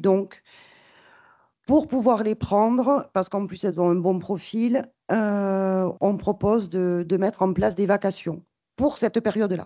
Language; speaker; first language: French; native; French